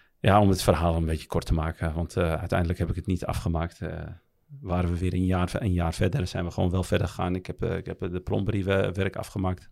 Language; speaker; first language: Dutch; early bilingual, other home language; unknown